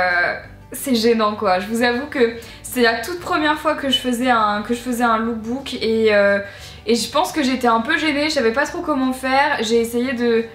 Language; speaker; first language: French; native; French